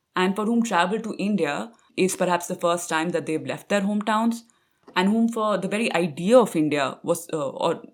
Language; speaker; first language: English; non-native, local second language; Punjabi